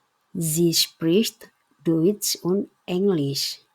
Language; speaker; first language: German; non-native, fluent; Indonesian